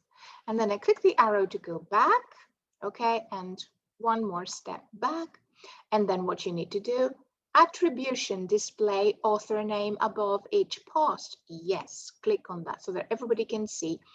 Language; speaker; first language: English; non-native, fluent; Greek